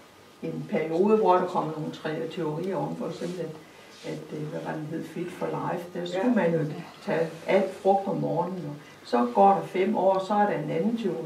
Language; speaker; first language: Danish; native; Danish